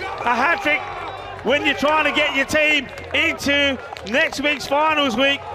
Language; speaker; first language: English; native; English